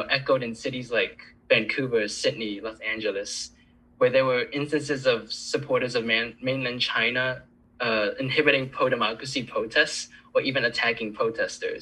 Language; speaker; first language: English; early bilingual, other home language; Cantonese